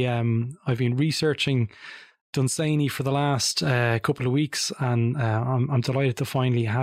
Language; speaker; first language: English; native; English